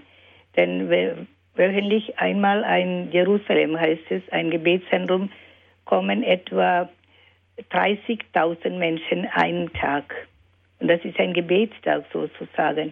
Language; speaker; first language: German; non-native, fluent; Malayalam